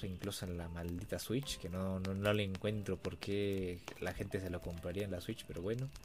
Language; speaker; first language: Spanish; native; Spanish